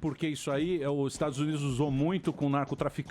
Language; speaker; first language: Portuguese; native; Portuguese